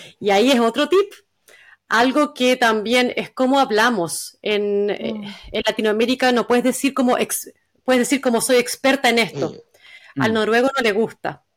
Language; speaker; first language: Spanish; native; Spanish